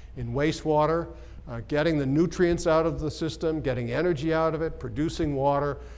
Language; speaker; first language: English; native; English